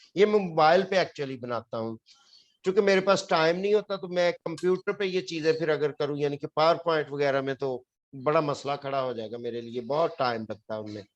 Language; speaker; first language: Urdu; non-native, local second language; Punjabi